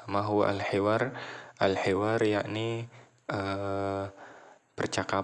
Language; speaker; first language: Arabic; non-native, fluent; Indonesian